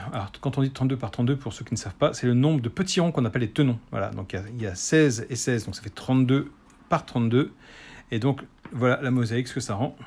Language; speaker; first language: French; native; French